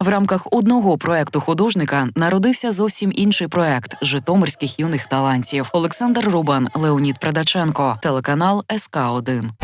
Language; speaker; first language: Ukrainian; native; Ukrainian